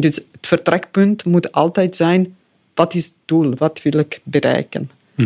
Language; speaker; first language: Dutch; non-native, fluent; Italian